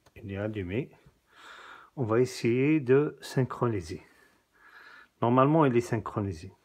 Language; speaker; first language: French; non-native, local second language; Kabyle